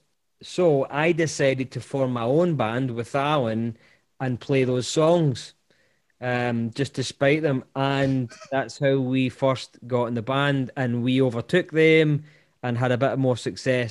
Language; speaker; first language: English; native; English